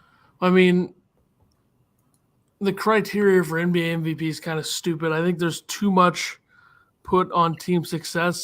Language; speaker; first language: English; native; English